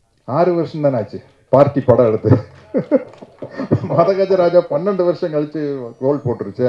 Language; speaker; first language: Tamil; native; Tamil